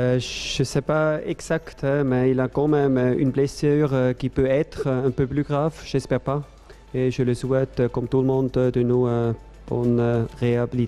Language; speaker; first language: French; non-native, fluent; German